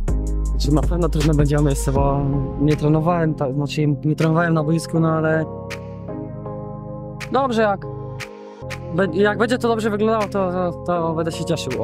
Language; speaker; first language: Polish; non-native, learner; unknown